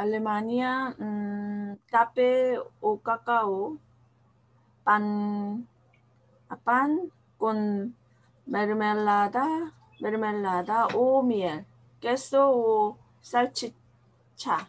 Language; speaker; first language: Spanish; non-native, learner; Korean